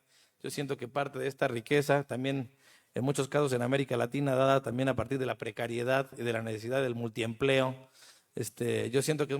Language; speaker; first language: Spanish; native; Spanish